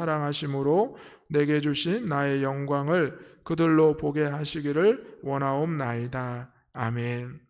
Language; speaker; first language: Korean; native; Korean